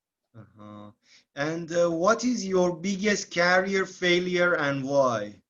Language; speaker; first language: English; non-native, learner; Persian